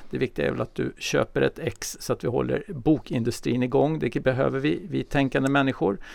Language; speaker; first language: Swedish; native; Swedish